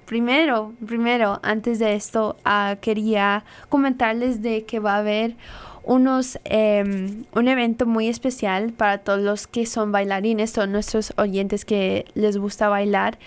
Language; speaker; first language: Spanish; early bilingual, heritage; Spanish